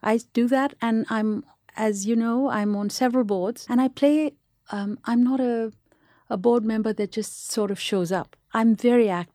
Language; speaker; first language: English; non-native, local second language; Tamil